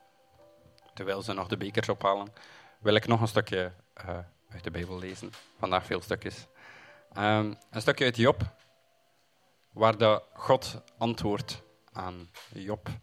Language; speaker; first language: Dutch; native; Dutch